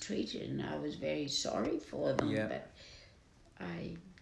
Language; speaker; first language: English; non-native, local second language; German